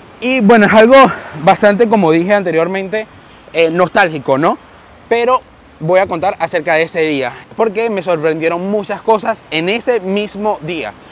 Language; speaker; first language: Spanish; native; Spanish